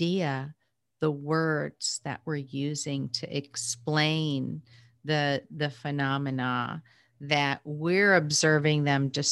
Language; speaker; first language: English; native; English